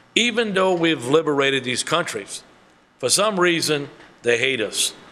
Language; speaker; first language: English; early bilingual, other home language; French